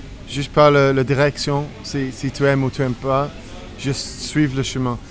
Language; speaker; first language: French; non-native, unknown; English